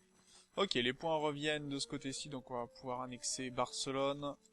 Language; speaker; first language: French; native; French